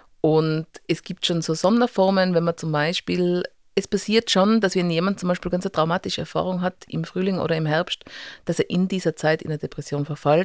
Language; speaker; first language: German; native; German